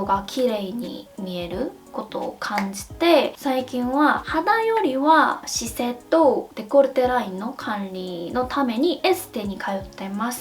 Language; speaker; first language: Japanese; non-native, fluent; Korean